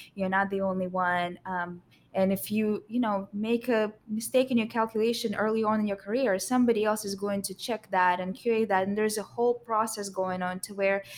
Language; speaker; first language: English; non-native, fluent; Russian